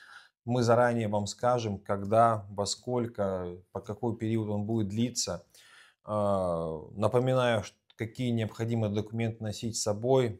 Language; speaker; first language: Russian; native; Russian